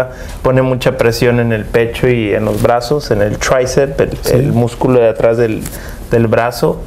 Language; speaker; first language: Spanish; early bilingual, heritage; Spanish